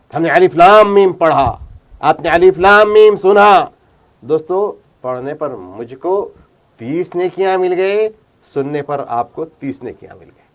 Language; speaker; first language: Urdu; native; Urdu